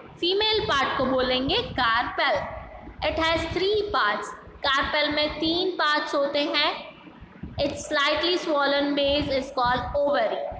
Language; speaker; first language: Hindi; non-native, local second language; Gujarati